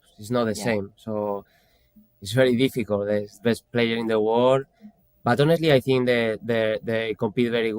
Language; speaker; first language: English; non-native, fluent; Spanish